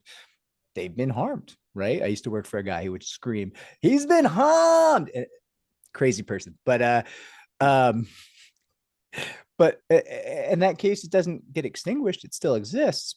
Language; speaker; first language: English; native; English